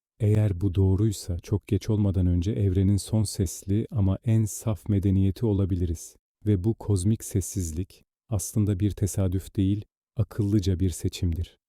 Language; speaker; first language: Turkish; native; Turkish